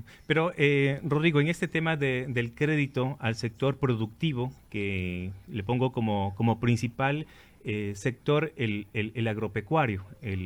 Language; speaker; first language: Spanish; native; Spanish